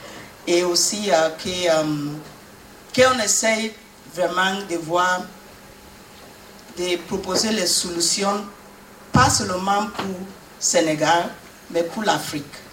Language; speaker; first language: French; non-native, learner; English